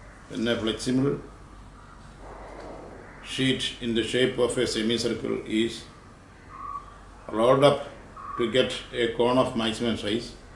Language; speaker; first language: English; non-native, local second language; Malayalam